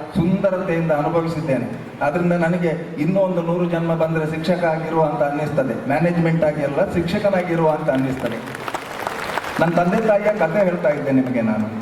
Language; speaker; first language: Kannada; native; Kannada